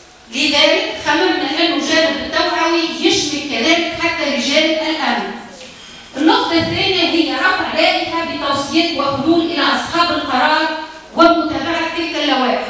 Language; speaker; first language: Arabic; native; Arabic